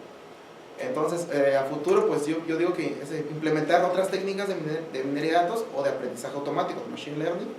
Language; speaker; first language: Spanish; native; Spanish